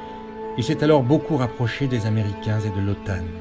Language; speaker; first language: French; native; French